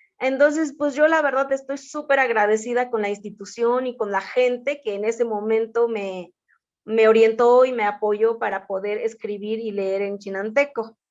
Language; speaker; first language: Spanish; non-native, local second language; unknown